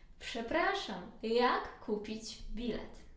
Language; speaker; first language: Polish; non-native, learner; Ukrainian